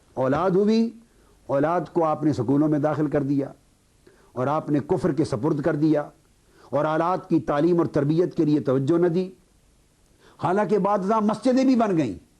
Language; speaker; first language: Urdu; native; Urdu